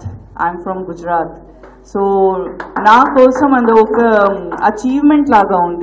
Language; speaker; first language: Telugu; non-native, learner; Gujarati